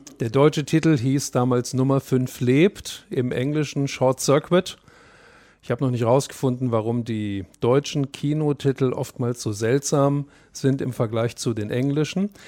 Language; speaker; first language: German; native; German